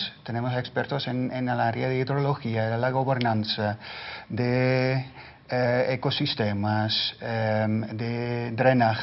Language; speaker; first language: Spanish; non-native, fluent; Dutch